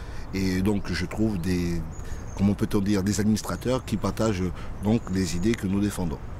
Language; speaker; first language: French; native; French